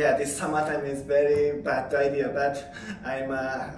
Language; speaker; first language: English; non-native, learner; Japanese